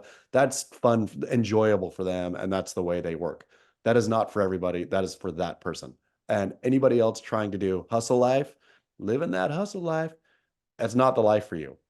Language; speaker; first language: English; native; English